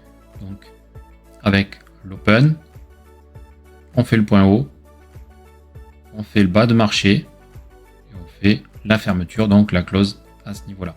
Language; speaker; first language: French; native; French